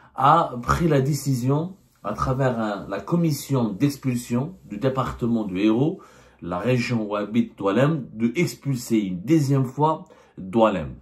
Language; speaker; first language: French; non-native, local second language; Arabic